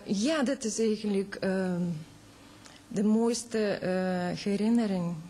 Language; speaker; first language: Dutch; non-native, fluent; Russian